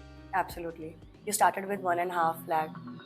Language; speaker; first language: English; non-native, local second language; Hindi